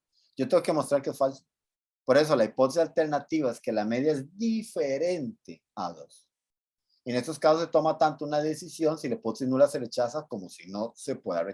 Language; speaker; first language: Spanish; native; Spanish